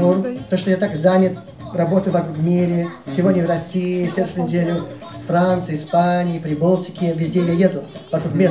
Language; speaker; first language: Russian; early bilingual, heritage; English